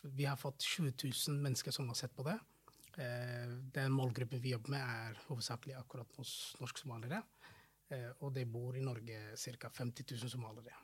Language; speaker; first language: Norwegian; non-native, fluent; Somali